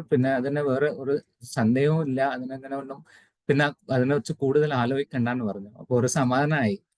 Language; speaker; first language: Malayalam; non-native, local second language; Tamil